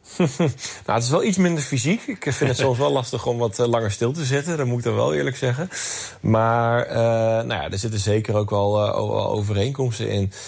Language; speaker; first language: Dutch; native; Dutch